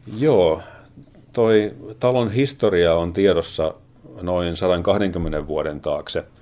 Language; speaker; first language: Finnish; native; Finnish